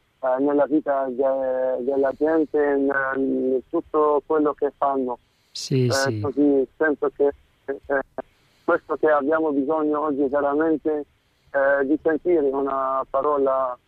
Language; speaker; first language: Italian; non-native, fluent; Arabic